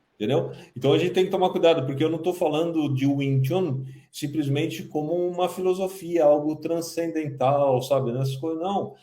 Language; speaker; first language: Portuguese; early bilingual, other home language; Kabuverdianu